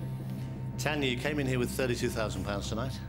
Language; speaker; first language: English; native; English